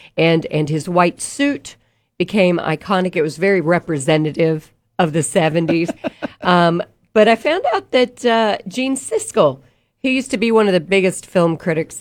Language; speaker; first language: English; native; English